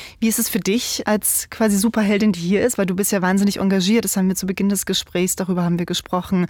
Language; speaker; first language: German; native; German